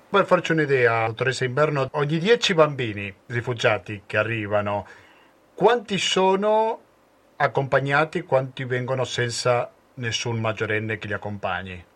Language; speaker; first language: Italian; native; Italian